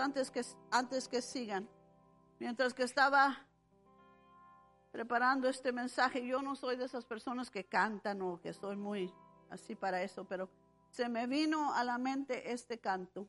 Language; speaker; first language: Spanish; early bilingual, heritage; Spanish